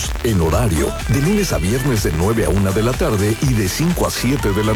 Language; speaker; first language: Spanish; native; Spanish